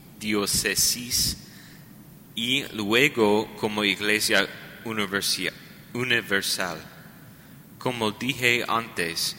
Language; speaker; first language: Spanish; non-native, learner; English